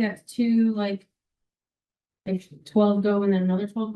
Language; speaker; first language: English; native; English